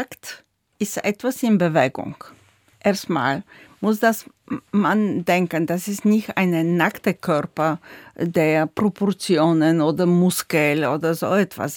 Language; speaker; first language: German; non-native, fluent; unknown